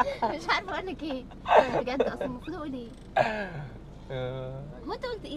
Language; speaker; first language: Arabic; native; Arabic